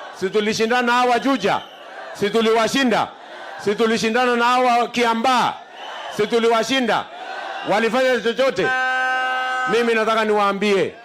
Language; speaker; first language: Swahili; non-native, local second language; Kalenjin